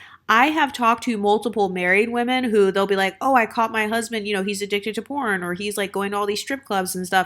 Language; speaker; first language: English; native; English